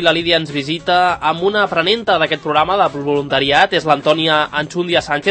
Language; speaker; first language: Catalan; native; Catalan